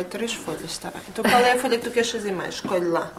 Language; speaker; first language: Portuguese; native; Portuguese